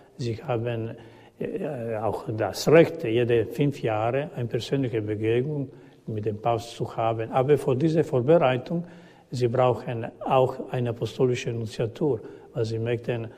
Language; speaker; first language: German; non-native, learner; Croatian